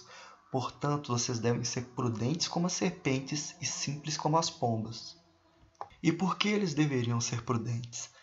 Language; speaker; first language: Portuguese; native; Portuguese